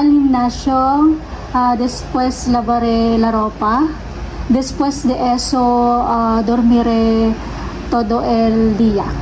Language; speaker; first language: Spanish; non-native, learner; Filipino